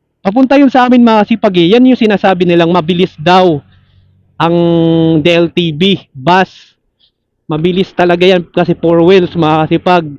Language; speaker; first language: Filipino; non-native, local second language; Cebuano